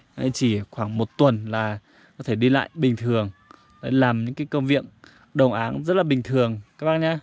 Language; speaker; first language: Vietnamese; non-native, local second language; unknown